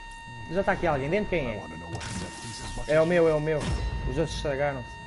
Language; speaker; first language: Portuguese; native; Portuguese